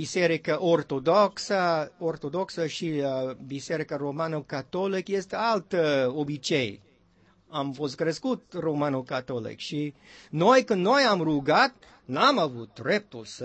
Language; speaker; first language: Romanian; non-native, learner; English